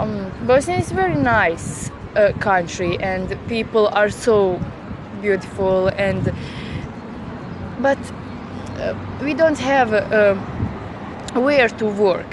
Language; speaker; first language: English; non-native, learner; Bosnian